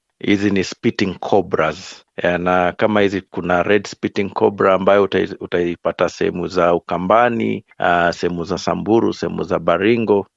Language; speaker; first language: Swahili; non-native, local second language; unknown